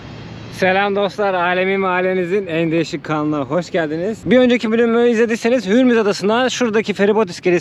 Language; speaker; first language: Turkish; native; Turkish